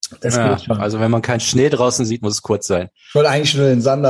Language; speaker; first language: German; native; German